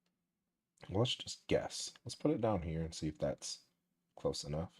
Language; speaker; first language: English; native; English